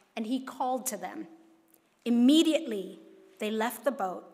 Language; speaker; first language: English; non-native, local second language; Cantonese